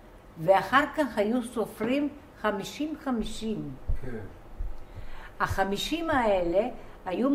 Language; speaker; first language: Hebrew; non-native, fluent; Bulgarian